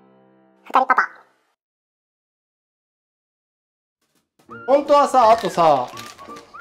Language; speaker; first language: Japanese; native; Japanese